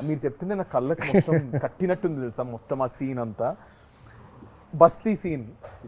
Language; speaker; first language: Telugu; native; Telugu